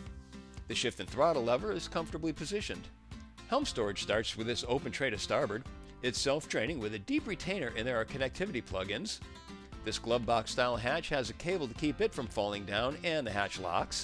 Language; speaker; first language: English; native; English